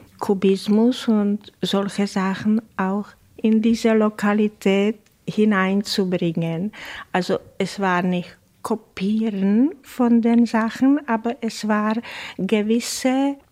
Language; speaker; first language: German; non-native, fluent; Czech